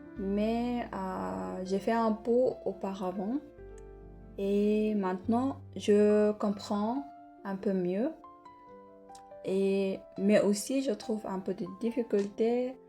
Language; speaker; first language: French; non-native, learner; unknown